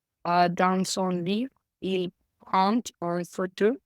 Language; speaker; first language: French; non-native, learner; Spanish